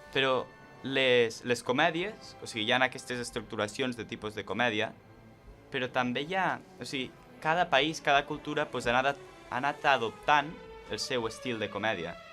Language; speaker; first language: Catalan; non-native, local second language; Spanish